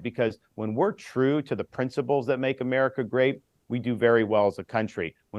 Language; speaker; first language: English; native; English